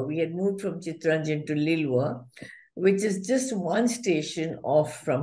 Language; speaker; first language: English; non-native, local second language; Malayalam